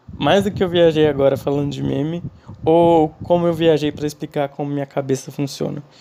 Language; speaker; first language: Portuguese; non-native, fluent; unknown